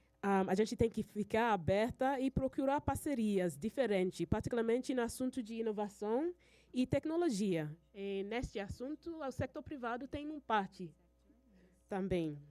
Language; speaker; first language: Portuguese; non-native, fluent; English